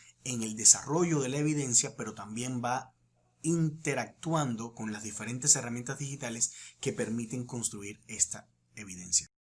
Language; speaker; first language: Spanish; native; Spanish